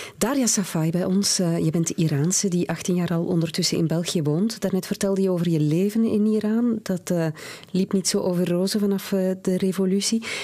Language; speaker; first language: Dutch; native; Dutch